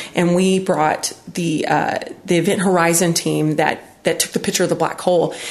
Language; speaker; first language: English; native; English